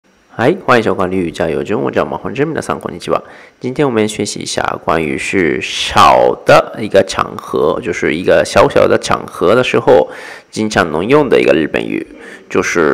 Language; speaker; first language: Chinese; non-native, fluent; Japanese